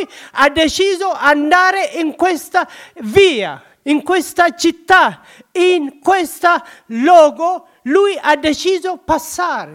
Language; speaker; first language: Italian; non-native, learner; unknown